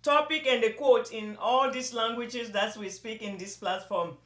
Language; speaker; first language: English; non-native, local second language; Yoruba